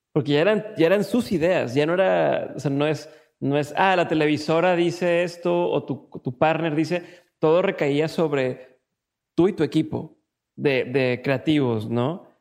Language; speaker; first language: Spanish; native; Spanish